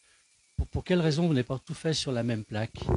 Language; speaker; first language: French; native; French